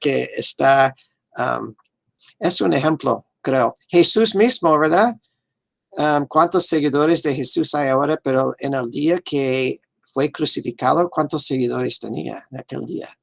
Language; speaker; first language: Spanish; non-native, fluent; English